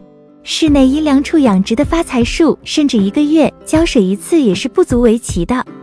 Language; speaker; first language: Chinese; native; Chinese